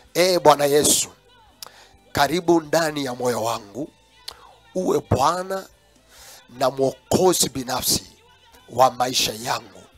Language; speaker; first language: Swahili; non-native, local second language; Kamba